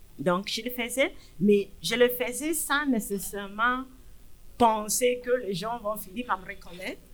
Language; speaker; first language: French; non-native, fluent; Yoruba